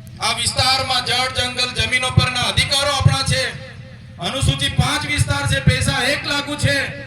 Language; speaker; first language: Gujarati; non-native, local second language; Vasavi